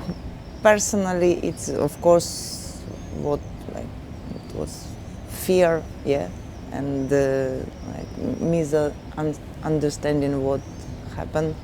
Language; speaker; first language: English; non-native, learner; Ukrainian